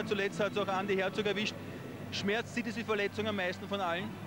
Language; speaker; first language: German; native; German